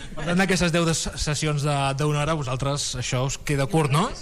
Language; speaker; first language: Catalan; native; Catalan